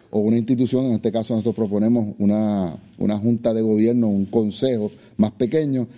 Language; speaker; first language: Spanish; native; Spanish